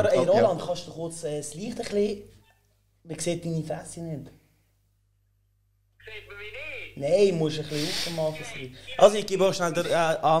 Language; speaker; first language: German; native; German